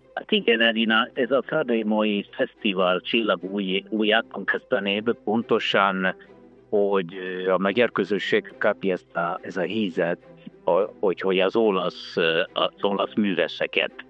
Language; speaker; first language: Hungarian; non-native, learner; Italian